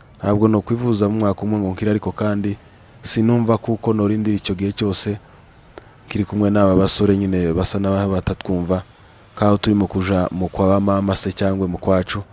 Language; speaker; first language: Kinyarwanda; native; Kinyarwanda